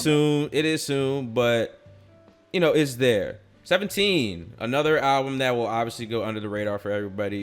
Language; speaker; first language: English; native; English